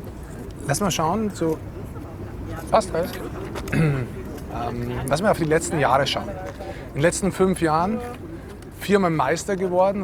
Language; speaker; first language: German; native; German